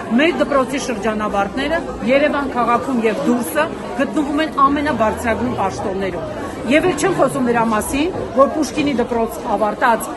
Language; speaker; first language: Armenian; native; Armenian